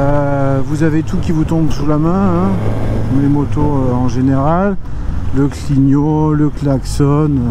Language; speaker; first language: French; native; French